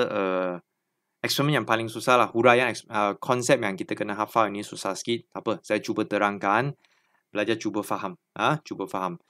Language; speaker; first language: Malay; non-native, local second language; Chinese